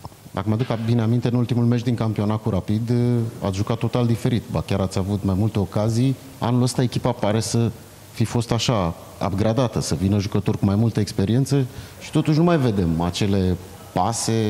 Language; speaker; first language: Romanian; native; Romanian